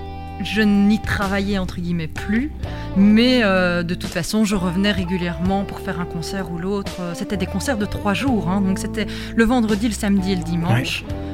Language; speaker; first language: French; native; French